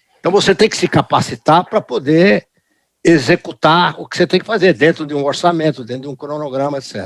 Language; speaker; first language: Portuguese; early bilingual, other home language; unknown